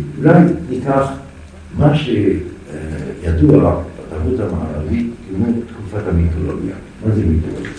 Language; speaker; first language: Hebrew; non-native, fluent; French